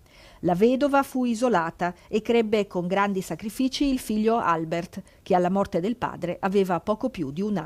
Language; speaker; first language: Italian; native; Italian